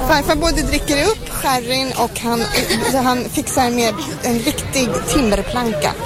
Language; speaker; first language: Swedish; native; Swedish